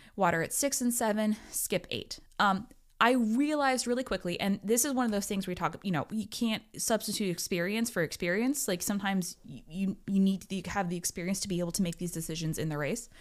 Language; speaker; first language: English; native; English